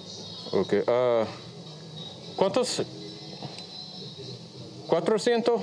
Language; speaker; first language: Spanish; non-native, learner; English